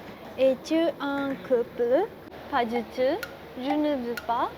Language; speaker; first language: French; non-native, learner; Japanese